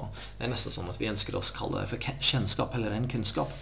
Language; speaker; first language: Norwegian; non-native, fluent; English